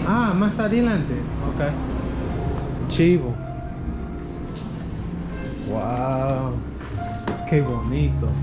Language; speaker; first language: Spanish; non-native, learner; English